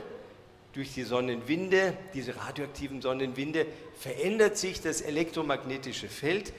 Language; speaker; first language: German; native; German